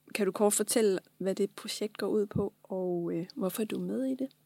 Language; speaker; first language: Danish; native; Danish